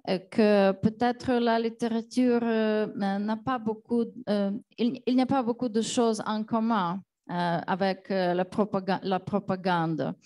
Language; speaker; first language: French; non-native, fluent; Ukrainian